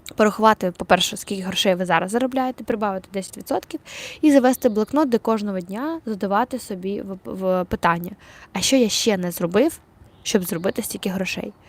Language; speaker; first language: Ukrainian; non-native, local second language; Russian